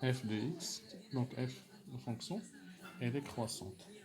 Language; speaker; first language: French; non-native, local second language; Arabic